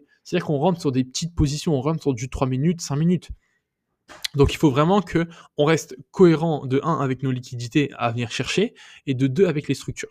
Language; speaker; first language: French; native; French